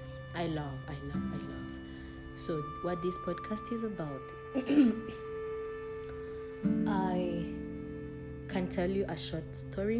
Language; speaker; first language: English; non-native, local second language; Kinyarwanda